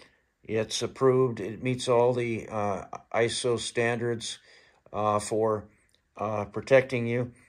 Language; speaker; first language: English; native; English